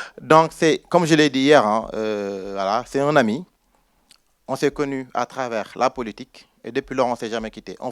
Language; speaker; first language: French; non-native, local second language; Wolof